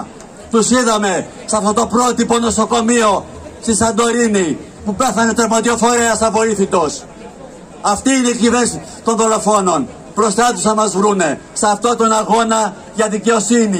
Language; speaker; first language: Greek; native; Greek